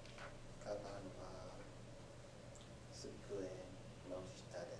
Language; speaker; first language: Japanese; non-native, learner; English